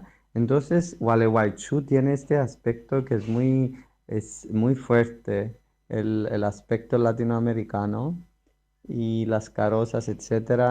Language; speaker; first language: Spanish; non-native, fluent; Greek